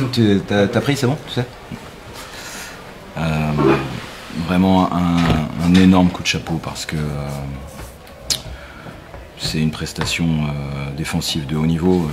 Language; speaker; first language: French; native; French